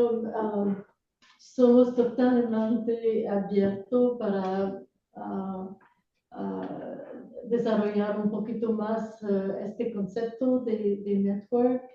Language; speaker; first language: Spanish; non-native, learner; French